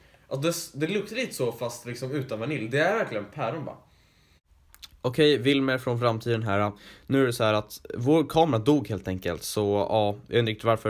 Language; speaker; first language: Swedish; native; Swedish